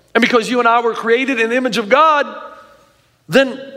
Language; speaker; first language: English; native; English